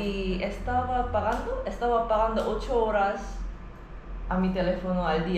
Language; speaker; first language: Spanish; non-native, learner; Korean